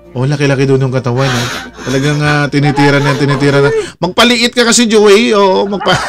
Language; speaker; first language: Filipino; non-native, local second language; Waray